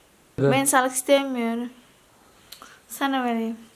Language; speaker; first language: Turkish; non-native, learner; Indonesian